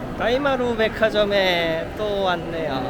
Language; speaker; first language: Korean; native; Korean